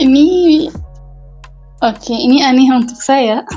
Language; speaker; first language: Indonesian; non-native, learner; Arabic